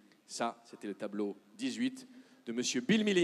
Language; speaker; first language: French; native; French